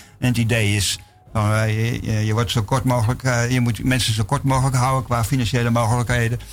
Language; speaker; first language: Dutch; native; Dutch